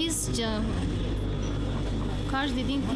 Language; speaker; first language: Russian; non-native, learner; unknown